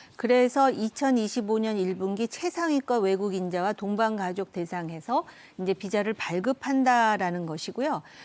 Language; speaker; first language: Korean; native; Korean